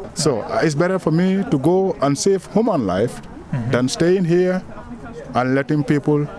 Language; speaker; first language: English; non-native, local second language; Wolof